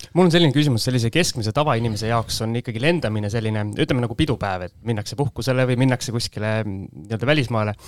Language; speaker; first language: Estonian; native; Estonian